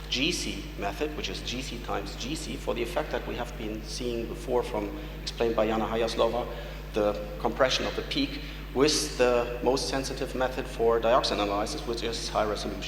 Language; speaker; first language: English; non-native, fluent; German